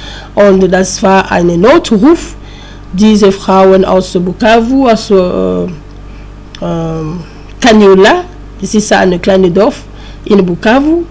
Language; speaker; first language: German; non-native, learner; French